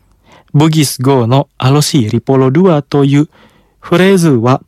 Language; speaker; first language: Japanese; non-native, fluent; Indonesian